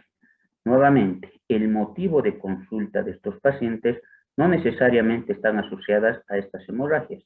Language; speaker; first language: Spanish; native; Spanish